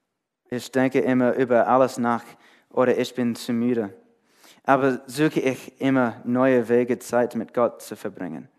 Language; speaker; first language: German; non-native, fluent; English